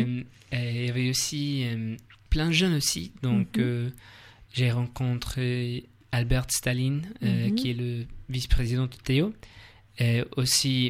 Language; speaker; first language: French; non-native, learner; English